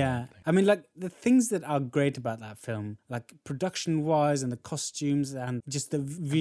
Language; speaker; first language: English; non-native, fluent; Norwegian